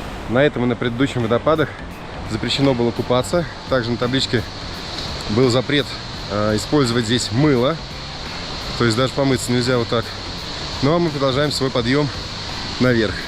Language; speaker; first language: Russian; native; Russian